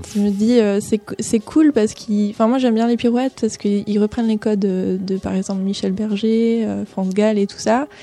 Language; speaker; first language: French; native; French